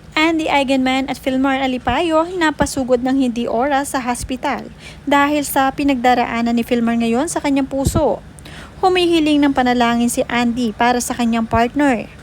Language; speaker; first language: Filipino; native; Filipino